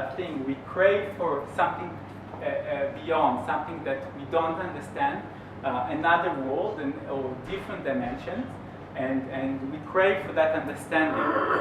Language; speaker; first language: English; non-native, fluent; Hebrew